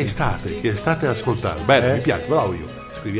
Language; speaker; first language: Italian; native; Italian